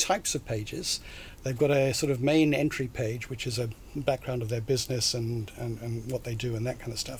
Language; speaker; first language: English; native; English